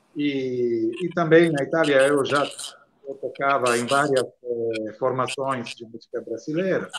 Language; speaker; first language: Portuguese; non-native, fluent; Italian